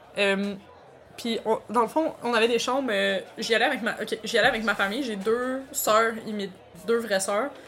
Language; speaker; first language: French; native; French